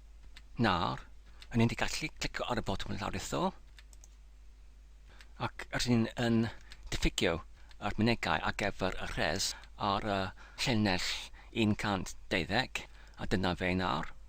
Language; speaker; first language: Welsh; non-native, learner; English